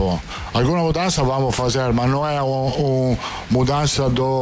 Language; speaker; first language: Portuguese; non-native, fluent; Italian